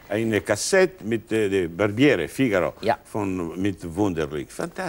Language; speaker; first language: German; non-native, learner; Italian